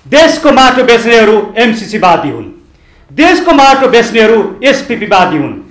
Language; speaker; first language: Nepali; native; Nepali